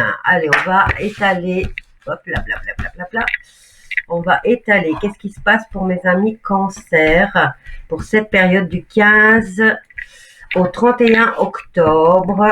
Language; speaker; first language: French; native; French